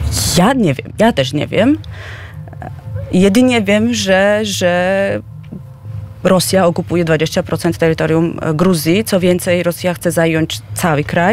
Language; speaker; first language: Polish; non-native, fluent; Georgian